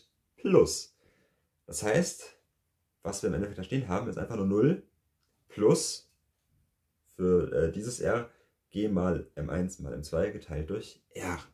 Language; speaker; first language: German; native; German